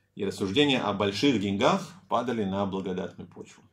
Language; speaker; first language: Russian; native; Russian